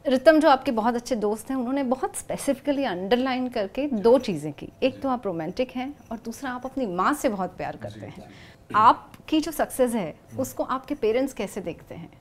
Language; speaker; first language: Hindi; non-native, local second language; Gujarati